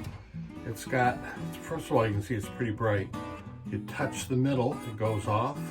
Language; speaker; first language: English; native; English